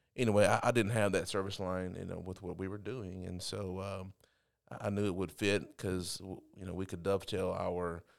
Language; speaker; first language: English; native; English